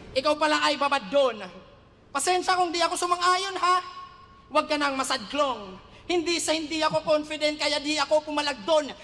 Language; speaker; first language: Filipino; native; Filipino